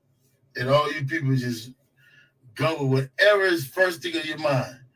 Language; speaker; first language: English; native; English